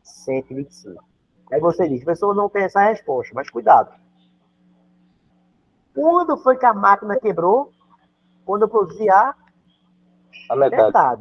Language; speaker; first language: Portuguese; native; Portuguese